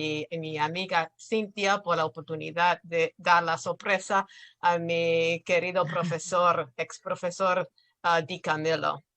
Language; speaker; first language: Spanish; non-native, fluent; English